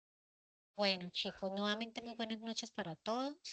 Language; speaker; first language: Spanish; native; Spanish